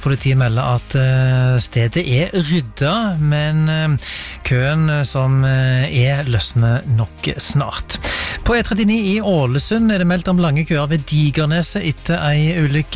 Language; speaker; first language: Norwegian; native; Norwegian